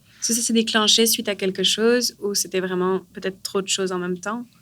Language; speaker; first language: French; native; French